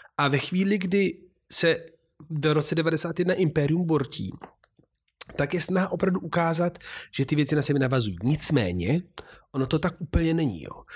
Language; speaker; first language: Czech; non-native, fluent; Italian